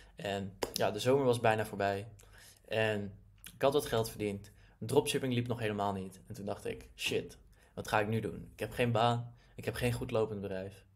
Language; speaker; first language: Dutch; native; Dutch